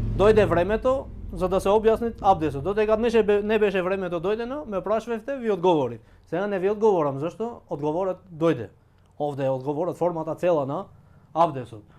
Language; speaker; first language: Macedonian; non-native, local second language; Albanian